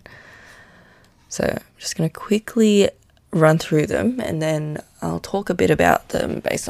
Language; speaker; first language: English; non-native, local second language; Filipino